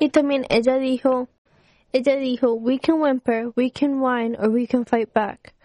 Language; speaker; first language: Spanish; early bilingual, heritage; Spanish